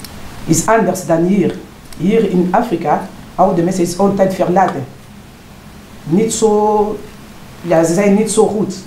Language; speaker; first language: Dutch; non-native, learner; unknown